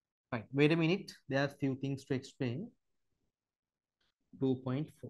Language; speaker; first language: English; non-native, local second language; Sinhala